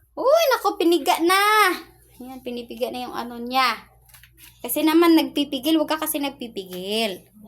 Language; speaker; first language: Filipino; non-native, local second language; Cebuano